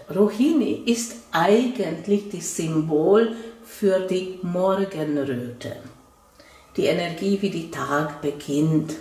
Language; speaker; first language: German; non-native, fluent; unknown